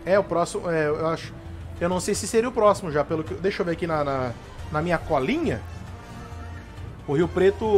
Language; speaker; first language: Portuguese; native; Portuguese